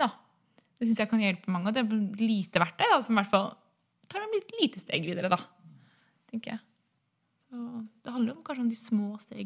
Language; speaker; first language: Norwegian; native; Norwegian